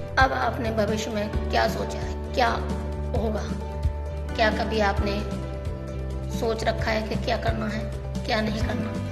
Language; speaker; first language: Hindi; native; Hindi